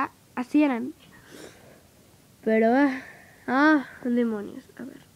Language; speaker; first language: Spanish; native; Spanish